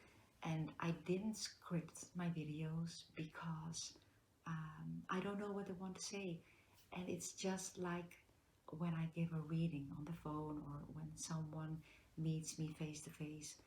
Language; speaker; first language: English; non-native, fluent; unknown